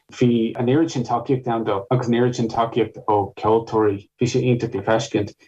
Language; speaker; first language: Irish; non-native, local second language; English